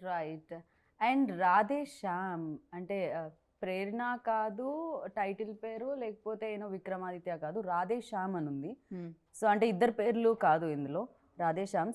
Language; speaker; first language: Telugu; native; Telugu